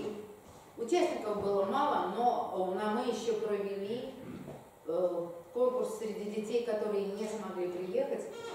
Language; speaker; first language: Russian; native; Russian